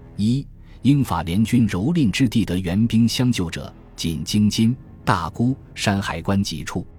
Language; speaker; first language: Chinese; native; Chinese